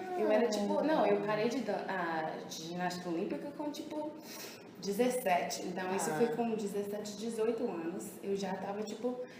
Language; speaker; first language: Portuguese; early bilingual, heritage; English